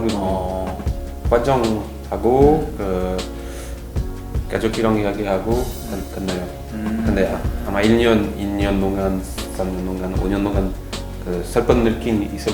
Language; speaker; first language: Korean; non-native, learner; French